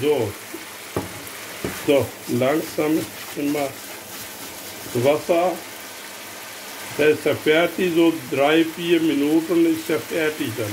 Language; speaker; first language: German; non-native, fluent; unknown